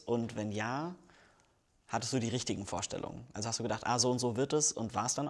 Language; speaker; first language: German; native; German